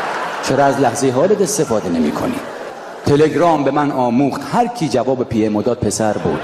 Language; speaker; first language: Persian; native; Persian